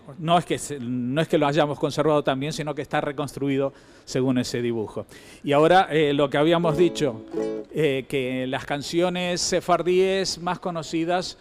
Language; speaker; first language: Spanish; native; Spanish